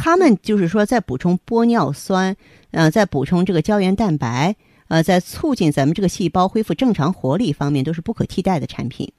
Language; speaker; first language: Chinese; native; Chinese